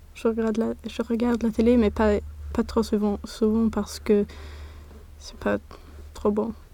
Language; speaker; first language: French; non-native, learner; Swedish